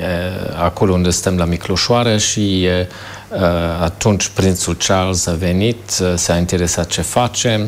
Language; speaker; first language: Romanian; non-native, fluent; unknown